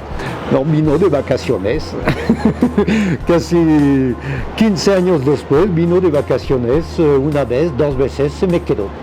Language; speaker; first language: Spanish; non-native, fluent; French